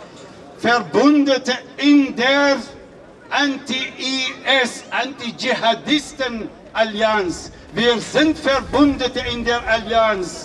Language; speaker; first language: German; non-native, fluent; Kurdish